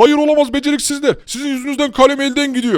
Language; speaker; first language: Turkish; native; Turkish